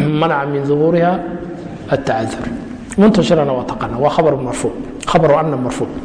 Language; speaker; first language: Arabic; non-native, fluent; Somali